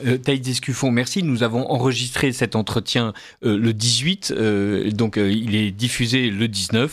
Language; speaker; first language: French; native; French